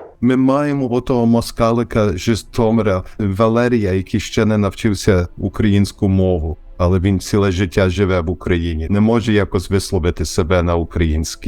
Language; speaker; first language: Ukrainian; early bilingual, heritage; Ukrainian